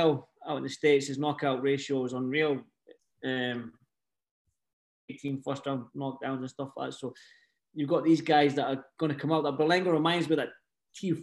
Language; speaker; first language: English; native; English